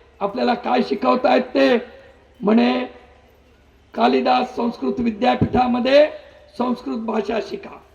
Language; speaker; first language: Marathi; non-native, local second language; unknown